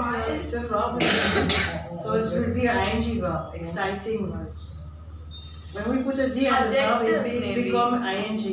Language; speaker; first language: English; non-native, fluent; German